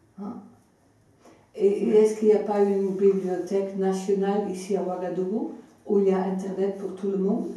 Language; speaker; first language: French; non-native, fluent; Dutch